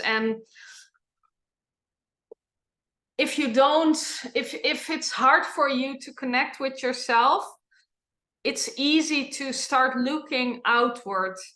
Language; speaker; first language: English; non-native, fluent; Dutch